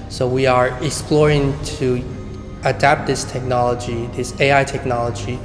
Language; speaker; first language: English; non-native, fluent; Chinese